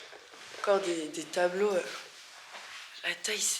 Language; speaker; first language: French; native; French